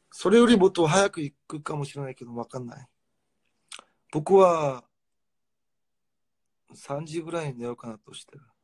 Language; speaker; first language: Japanese; non-native, fluent; Korean